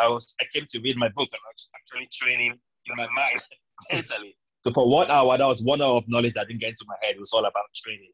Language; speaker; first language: English; non-native, local second language; Yoruba